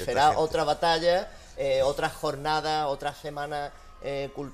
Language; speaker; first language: Spanish; native; Spanish